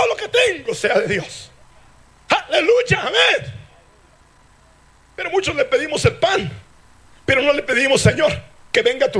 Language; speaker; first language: Spanish; early bilingual, heritage; Spanish